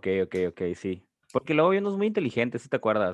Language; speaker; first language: Spanish; native; Spanish